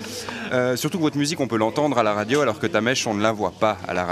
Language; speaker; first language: French; native; French